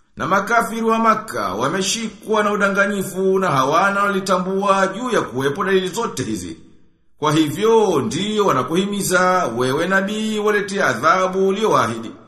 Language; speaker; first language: Swahili; native; Swahili